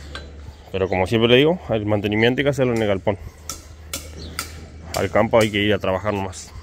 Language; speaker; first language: Spanish; native; Spanish